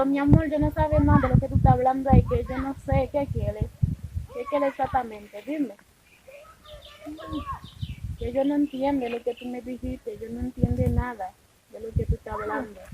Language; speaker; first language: Spanish; non-native, fluent; Haitian Creole